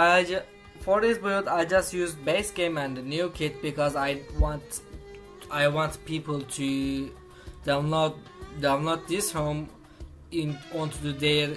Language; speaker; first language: English; non-native, fluent; Turkish